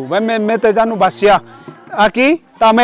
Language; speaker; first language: Portuguese; non-native, learner; Vietnamese